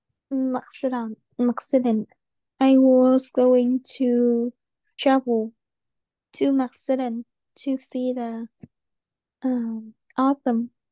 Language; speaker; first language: English; non-native, learner; Vietnamese